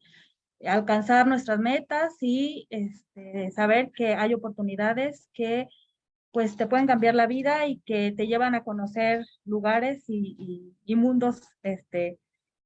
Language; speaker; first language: Spanish; native; Spanish